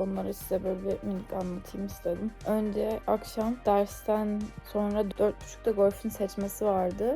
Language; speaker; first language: Turkish; native; Turkish